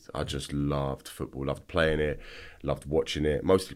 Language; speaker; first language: English; native; English